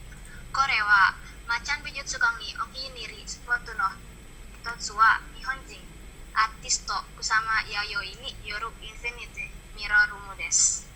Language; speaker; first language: Japanese; non-native, learner; Indonesian